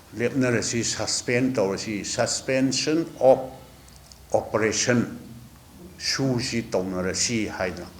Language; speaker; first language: Manipuri; native; Manipuri